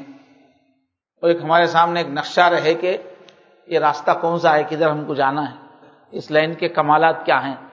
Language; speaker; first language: Urdu; native; Urdu